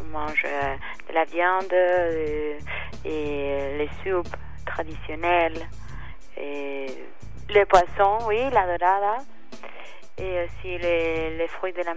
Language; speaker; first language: French; non-native, fluent; Spanish